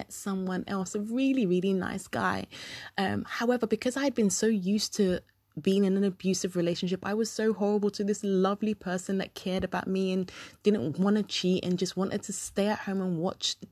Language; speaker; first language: English; early bilingual, other home language; Yoruba